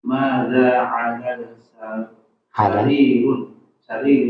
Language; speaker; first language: Arabic; non-native, learner; Indonesian